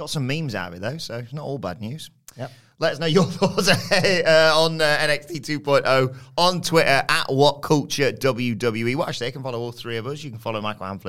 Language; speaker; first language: English; native; English